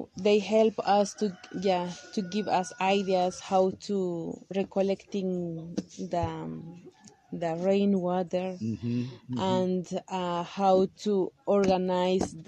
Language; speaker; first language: English; non-native, learner; Kaqchikel